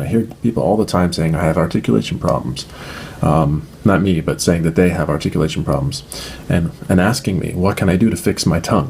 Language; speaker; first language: English; native; English